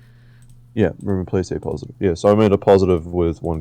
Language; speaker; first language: English; native; English